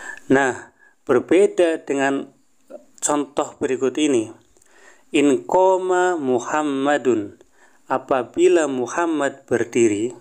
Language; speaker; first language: Indonesian; native; Indonesian